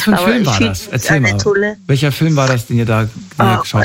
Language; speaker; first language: German; native; German